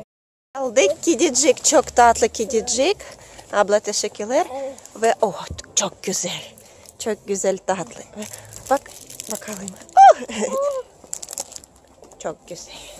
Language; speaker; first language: Turkish; non-native, learner; Russian